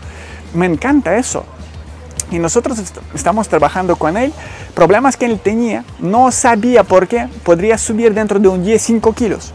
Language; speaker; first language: Spanish; non-native, fluent; Ukrainian